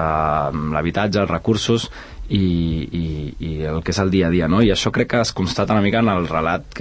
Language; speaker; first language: Catalan; native; Catalan